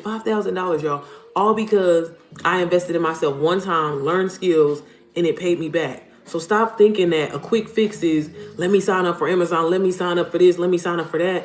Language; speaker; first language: English; native; English